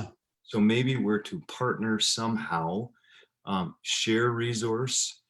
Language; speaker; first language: English; native; English